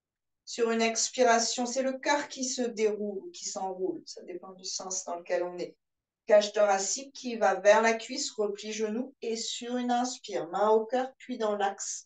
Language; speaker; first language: French; native; French